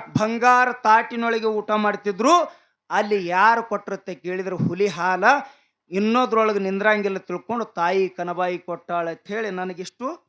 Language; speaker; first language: Kannada; non-native, local second language; Lambadi